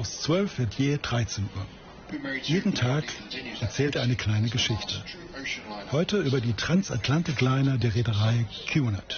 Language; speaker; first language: German; native; German